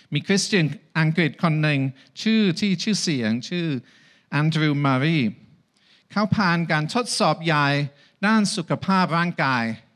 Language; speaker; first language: Thai; non-native, fluent; English